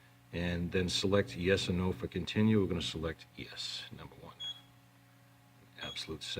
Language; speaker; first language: English; native; English